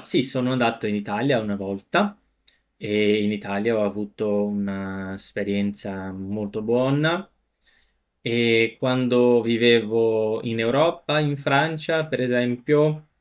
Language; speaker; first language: Italian; non-native, fluent; Portuguese